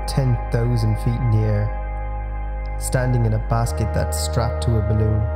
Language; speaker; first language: English; native; English